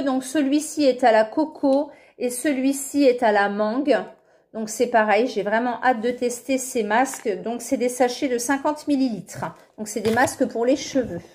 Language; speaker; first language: French; native; French